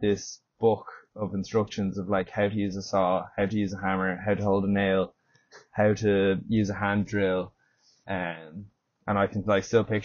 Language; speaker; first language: English; native; English